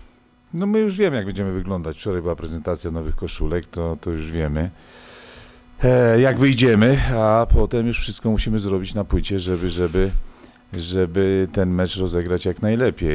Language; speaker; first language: Polish; native; Polish